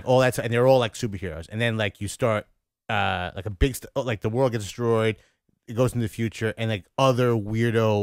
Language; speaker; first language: English; native; English